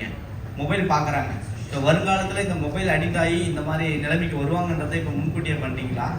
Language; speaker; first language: Tamil; native; Tamil